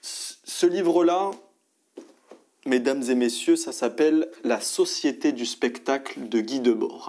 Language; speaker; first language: French; native; French